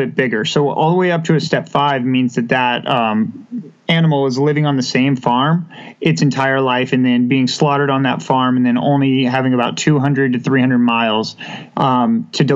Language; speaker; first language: English; native; English